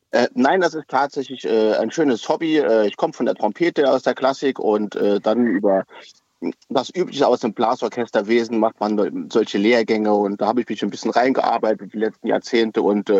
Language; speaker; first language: German; native; German